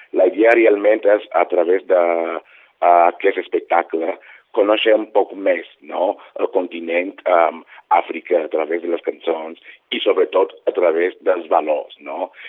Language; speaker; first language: Catalan; non-native, fluent; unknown